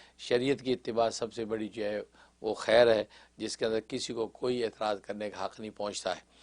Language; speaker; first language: Urdu; native; Urdu